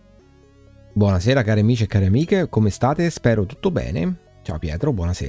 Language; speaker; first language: Italian; native; Italian